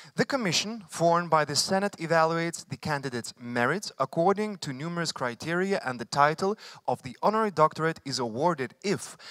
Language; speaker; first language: English; non-native, fluent; Lithuanian